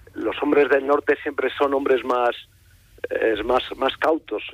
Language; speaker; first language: Spanish; native; Spanish